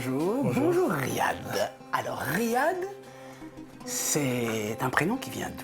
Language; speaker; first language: French; native; French